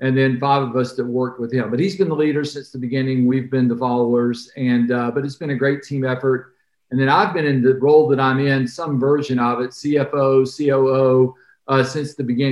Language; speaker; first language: English; native; English